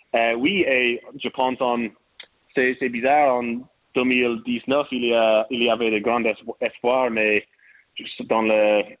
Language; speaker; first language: French; non-native, learner; English